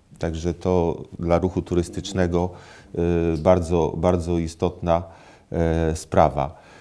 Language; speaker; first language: Polish; native; Polish